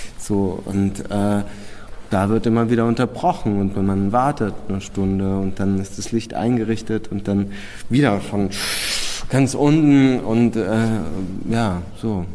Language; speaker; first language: German; early bilingual, other home language; Czech